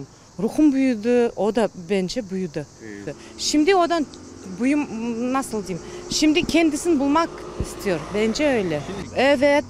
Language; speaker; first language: Turkish; non-native, learner; Kazakh